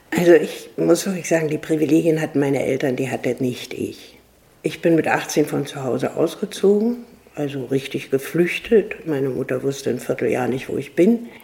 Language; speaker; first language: German; native; German